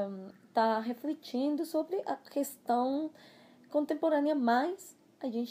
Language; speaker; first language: Portuguese; non-native, fluent; Spanish